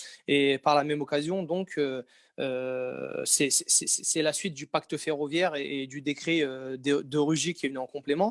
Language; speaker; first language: French; native; French